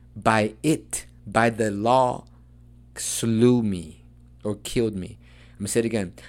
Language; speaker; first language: English; early bilingual, other home language; Spanish